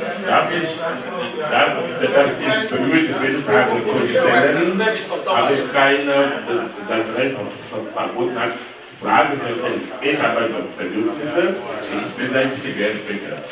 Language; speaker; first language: German; non-native, learner; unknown